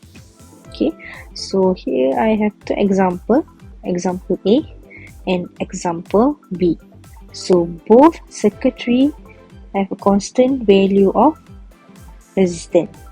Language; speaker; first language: English; non-native, local second language; Malay